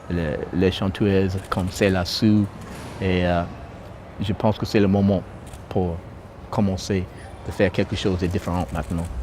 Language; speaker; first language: French; non-native, fluent; English